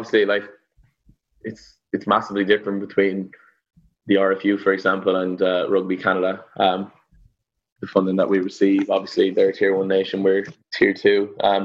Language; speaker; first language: English; native; English